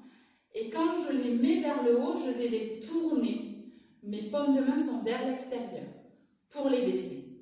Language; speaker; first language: French; native; French